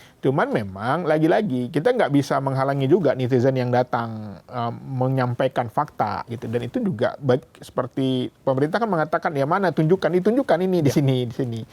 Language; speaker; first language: Indonesian; native; Indonesian